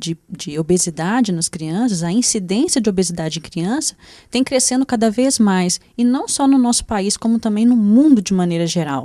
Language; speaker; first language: Portuguese; native; Portuguese